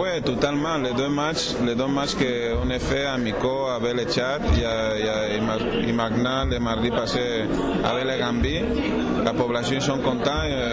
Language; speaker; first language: French; non-native, learner; Spanish